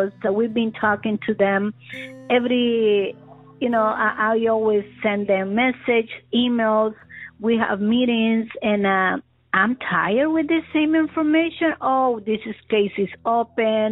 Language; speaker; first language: English; non-native, learner; Spanish